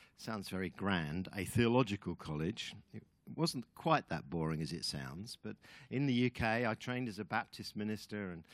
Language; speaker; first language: English; native; English